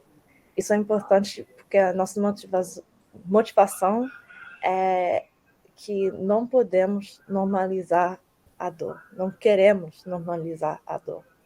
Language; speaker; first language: Portuguese; early bilingual, heritage; Portuguese